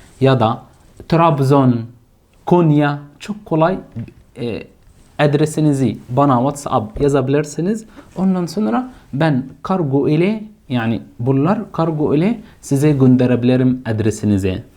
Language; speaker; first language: Turkish; non-native, fluent; Arabic